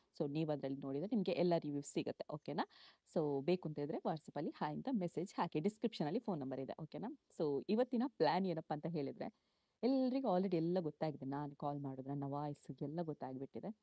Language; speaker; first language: Kannada; non-native, local second language; Tulu